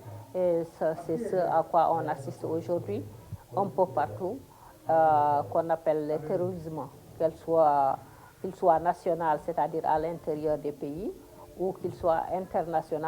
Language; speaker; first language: French; non-native, local second language; Fula